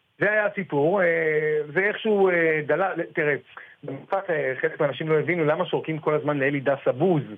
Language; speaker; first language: Hebrew; native; Hebrew